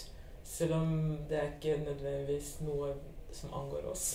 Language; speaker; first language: Norwegian; early bilingual, other home language; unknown